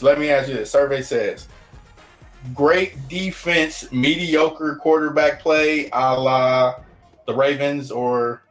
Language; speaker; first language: English; native; English